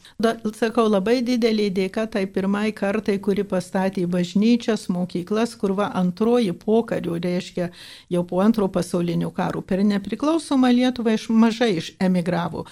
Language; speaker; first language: Lithuanian; early bilingual, heritage; Lithuanian